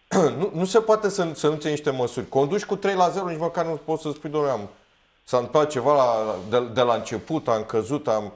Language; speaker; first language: Romanian; native; Romanian